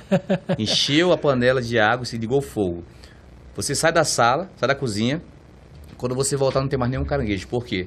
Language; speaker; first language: Portuguese; native; Portuguese